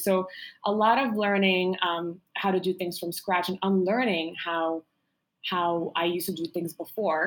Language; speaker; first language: English; non-native, fluent; Arabic